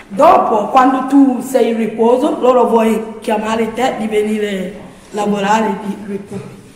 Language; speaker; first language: Italian; non-native, learner; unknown